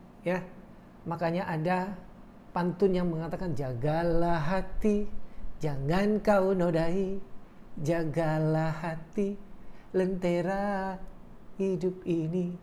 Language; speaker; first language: Indonesian; native; Indonesian